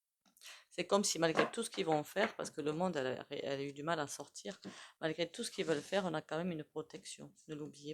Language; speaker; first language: French; native; French